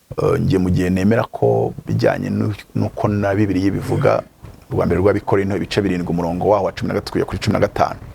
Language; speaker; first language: Kinyarwanda; native; Kinyarwanda